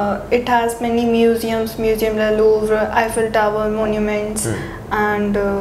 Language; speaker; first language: English; non-native, local second language; Hindi